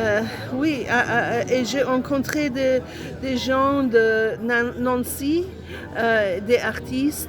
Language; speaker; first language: French; non-native, learner; Italian